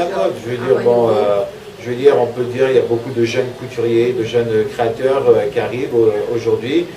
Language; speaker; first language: French; native; French